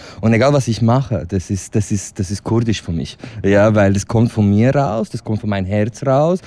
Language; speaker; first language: German; non-native, fluent; Kurdish